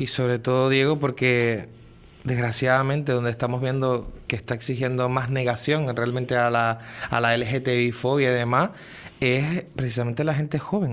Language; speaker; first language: Spanish; native; Spanish